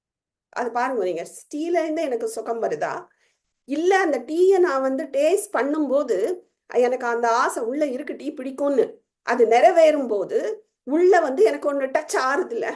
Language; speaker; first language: Tamil; native; Tamil